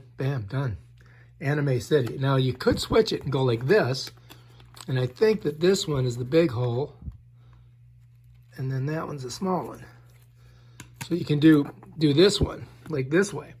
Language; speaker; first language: English; native; English